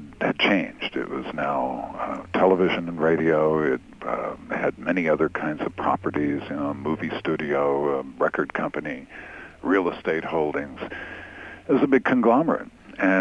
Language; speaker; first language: English; native; English